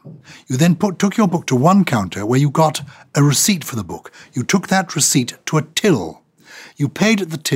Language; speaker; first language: English; native; English